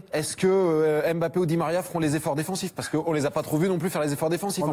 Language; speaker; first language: French; native; French